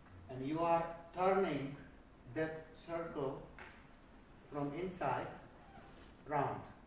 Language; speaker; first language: English; non-native, fluent; Czech